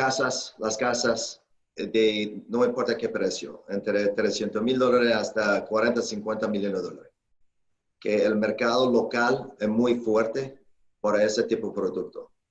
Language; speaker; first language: Spanish; non-native, learner; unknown